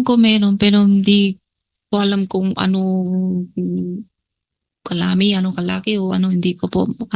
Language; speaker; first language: Filipino; non-native, learner; Chinese